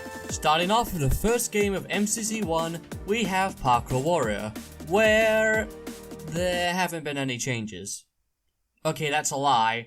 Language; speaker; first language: English; native; English